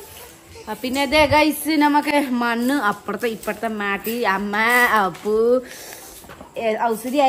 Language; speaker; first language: Malayalam; non-native, learner; Nepali